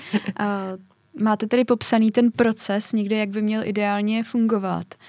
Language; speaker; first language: Czech; native; Czech